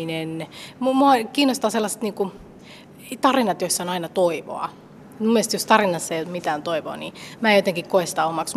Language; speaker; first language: Finnish; early bilingual, other home language; Somali